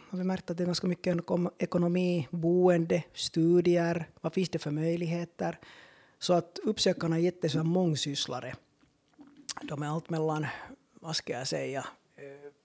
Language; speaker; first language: Swedish; native; Swedish